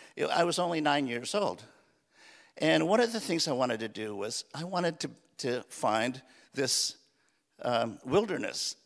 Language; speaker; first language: English; early bilingual, other home language; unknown